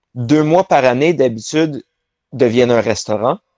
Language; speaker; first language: French; native; French